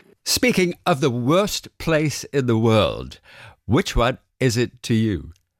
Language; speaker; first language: English; non-native, fluent; German